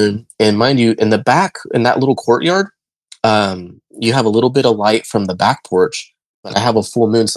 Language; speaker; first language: English; native; English